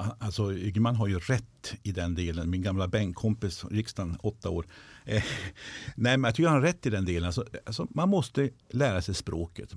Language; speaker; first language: Swedish; native; Swedish